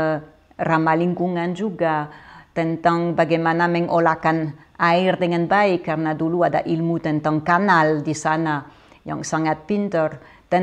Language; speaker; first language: Indonesian; non-native, fluent; French